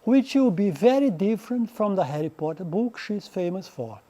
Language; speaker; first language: English; non-native, fluent; Portuguese